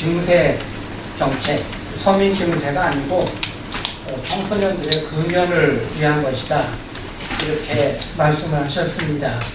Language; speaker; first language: Korean; native; Korean